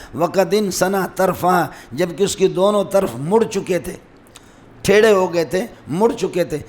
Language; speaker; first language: Urdu; non-native, local second language; Brahui